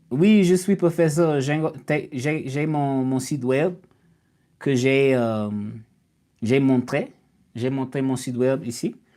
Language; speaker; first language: French; non-native, learner; English